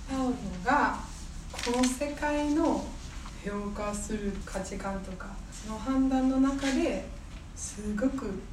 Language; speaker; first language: Japanese; non-native, fluent; English